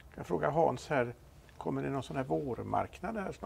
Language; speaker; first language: Swedish; native; Swedish